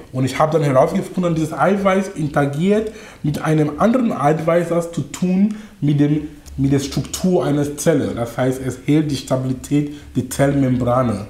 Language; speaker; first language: German; non-native, fluent; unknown